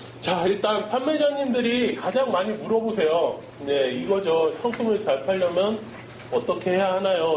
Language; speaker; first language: Korean; native; Korean